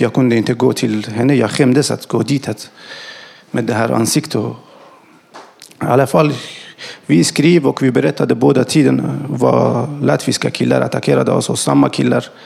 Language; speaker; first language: Swedish; non-native, learner; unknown